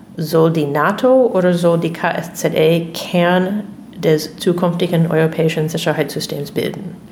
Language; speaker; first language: German; non-native, fluent; English